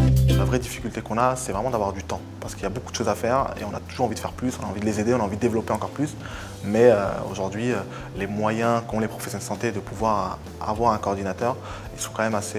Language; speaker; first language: French; native; French